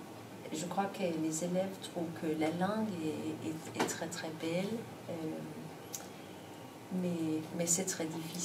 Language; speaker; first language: French; non-native, fluent; Danish